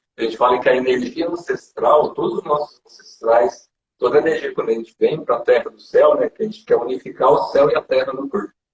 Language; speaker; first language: Portuguese; native; Portuguese